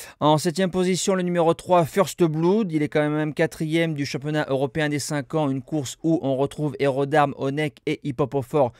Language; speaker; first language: French; native; French